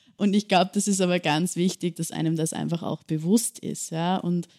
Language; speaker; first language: German; native; German